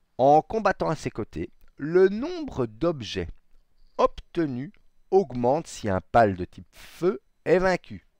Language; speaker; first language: French; native; French